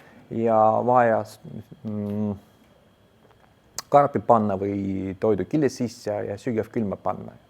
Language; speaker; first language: Estonian; non-native, local second language; Russian